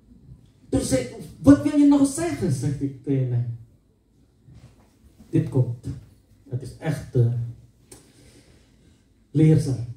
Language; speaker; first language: Dutch; non-native, learner; Indonesian